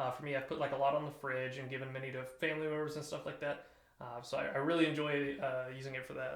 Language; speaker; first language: English; native; English